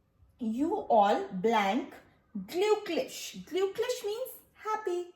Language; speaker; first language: German; non-native, learner; Hindi